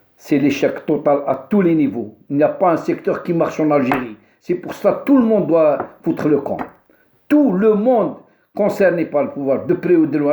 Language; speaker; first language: French; non-native, local second language; Arabic